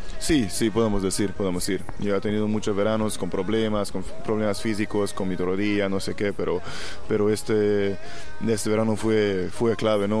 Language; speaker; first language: Spanish; non-native, fluent; Hungarian